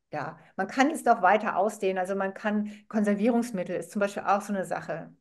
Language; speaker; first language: German; non-native, fluent; Arabic